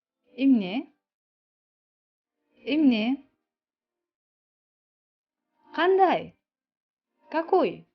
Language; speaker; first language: Russian; non-native, local second language; Kyrgyz